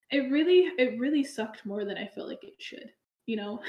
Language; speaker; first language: English; native; English